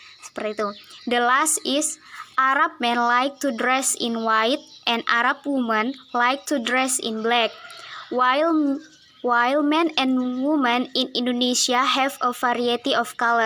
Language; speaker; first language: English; non-native, learner; Indonesian